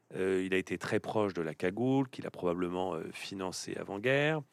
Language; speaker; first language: French; native; French